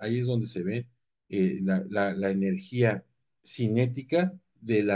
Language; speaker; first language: Spanish; native; Spanish